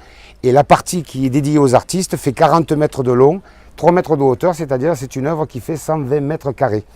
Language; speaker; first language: French; native; French